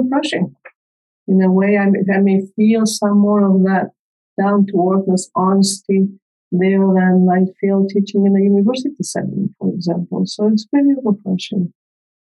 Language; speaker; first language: English; non-native, fluent; Spanish